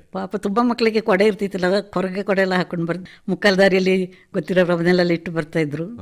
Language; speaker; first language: Kannada; non-native, local second language; Kodava